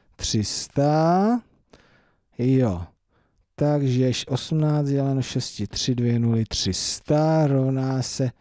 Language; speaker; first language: Czech; native; Czech